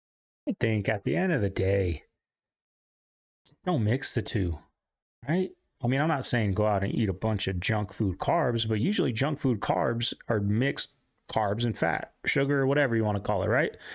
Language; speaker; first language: English; native; English